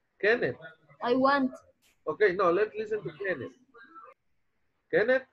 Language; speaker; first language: English; non-native, fluent; Spanish